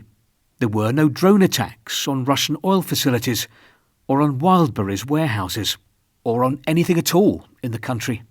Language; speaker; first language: English; native; English